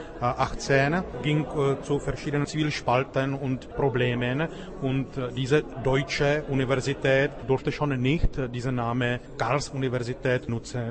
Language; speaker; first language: German; non-native, fluent; Czech